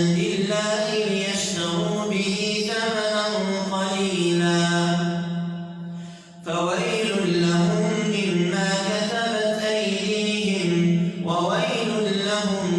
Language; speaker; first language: Arabic; native; Arabic